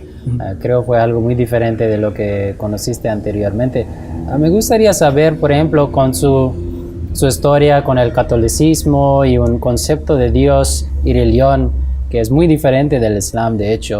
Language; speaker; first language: Spanish; non-native, fluent; English